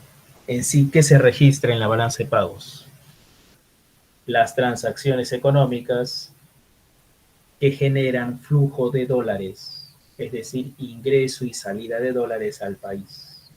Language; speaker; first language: Spanish; native; Spanish